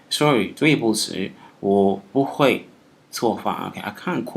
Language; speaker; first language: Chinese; non-native, learner; English